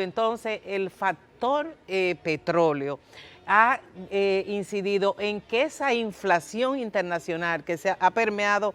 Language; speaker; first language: Spanish; native; Spanish